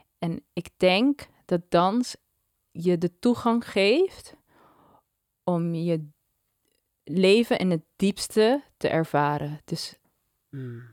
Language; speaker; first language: Dutch; non-native, local second language; Papiamento